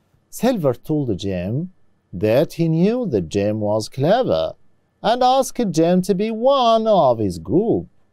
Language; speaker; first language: English; non-native, fluent; Arabic